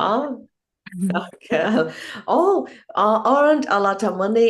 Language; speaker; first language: English; non-native, learner; Vietnamese